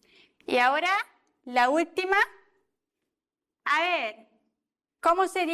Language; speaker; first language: Spanish; non-native, fluent; German